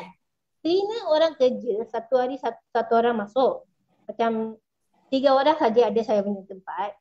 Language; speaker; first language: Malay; non-native, local second language; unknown